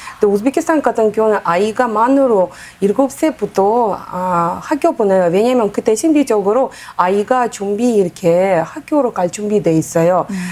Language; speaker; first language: Korean; non-native, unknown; Uzbek